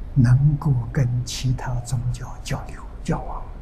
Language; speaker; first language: Chinese; native; Chinese